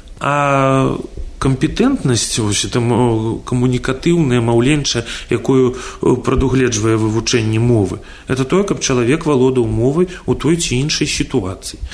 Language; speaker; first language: Belarusian; non-native, local second language; Russian